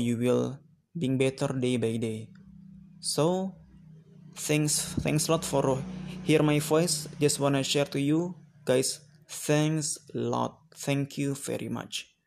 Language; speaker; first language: English; non-native, learner; Indonesian